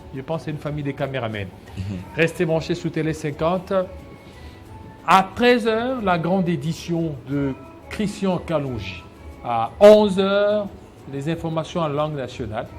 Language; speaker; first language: French; non-native, local second language; Lingala